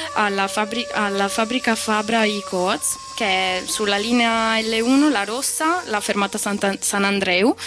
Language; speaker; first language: Italian; native; Italian